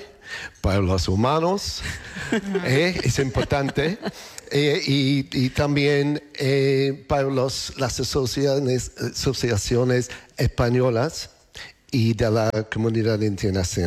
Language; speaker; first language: Spanish; non-native, learner; English